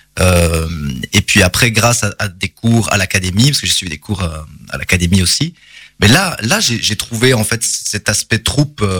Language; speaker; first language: French; native; French